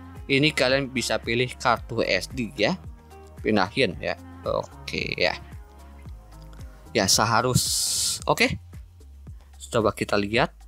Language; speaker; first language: Indonesian; native; Indonesian